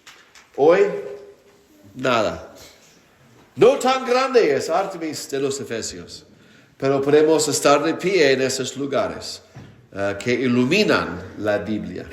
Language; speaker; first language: Spanish; non-native, fluent; English